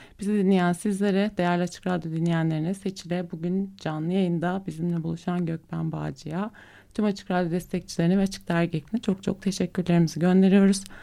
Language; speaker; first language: Turkish; native; Turkish